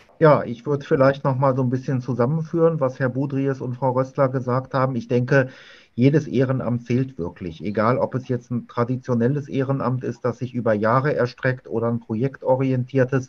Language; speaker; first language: German; native; German